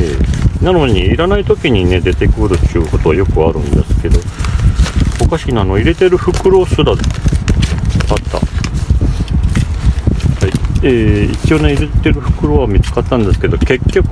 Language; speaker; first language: Japanese; native; Japanese